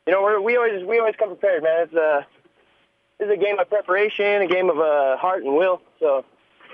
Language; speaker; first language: English; native; English